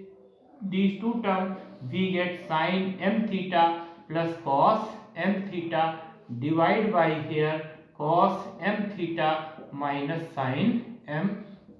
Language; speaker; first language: English; non-native, local second language; Hindi